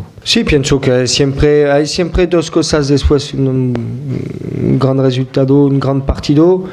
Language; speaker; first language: Spanish; non-native, fluent; French